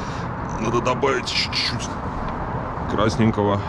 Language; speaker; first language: Russian; native; Russian